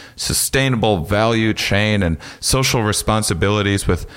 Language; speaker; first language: English; native; English